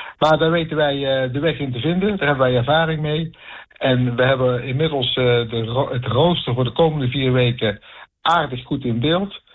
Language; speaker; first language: Dutch; native; Dutch